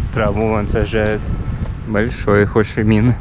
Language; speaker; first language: Russian; native; Russian